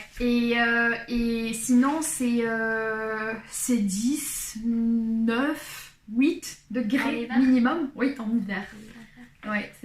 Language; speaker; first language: French; non-native, local second language; Arabic